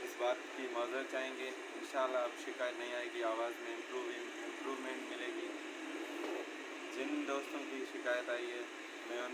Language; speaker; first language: Hindi; non-native, local second language; Sindhi